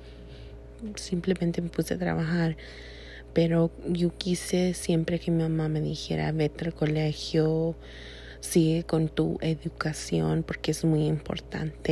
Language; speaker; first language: Spanish; early bilingual, heritage; Spanish